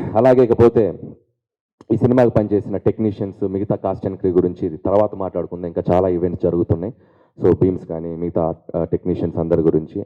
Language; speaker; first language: Telugu; native; Telugu